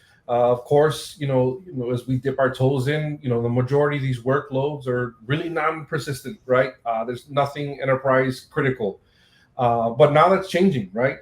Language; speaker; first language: English; native; English